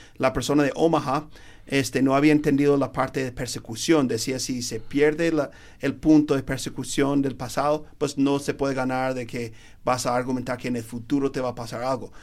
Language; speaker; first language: Spanish; non-native, fluent; English